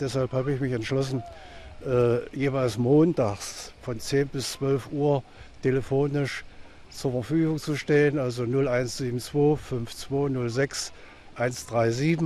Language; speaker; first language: German; native; German